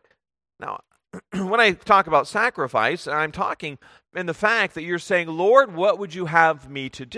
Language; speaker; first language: English; native; English